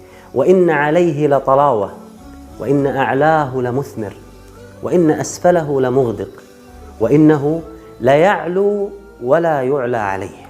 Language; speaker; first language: Arabic; native; Arabic